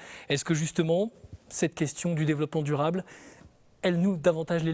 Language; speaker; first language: French; native; French